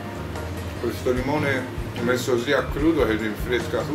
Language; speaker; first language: Italian; native; Italian